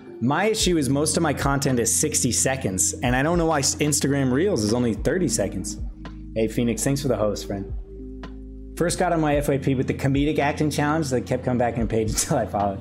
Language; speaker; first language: English; native; English